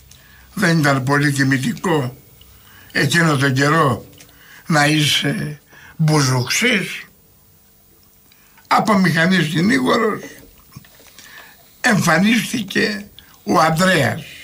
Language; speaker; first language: Greek; native; Greek